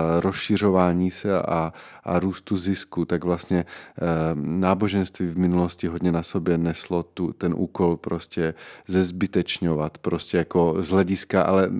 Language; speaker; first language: Czech; native; Czech